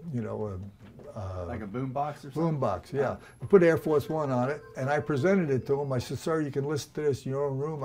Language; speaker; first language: English; native; English